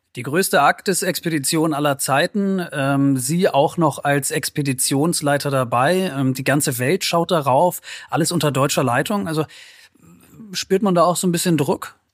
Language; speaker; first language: German; native; German